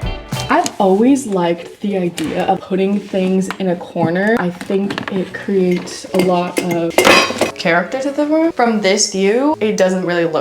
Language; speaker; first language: English; native; English